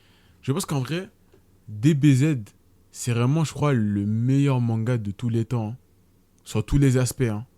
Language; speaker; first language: French; native; French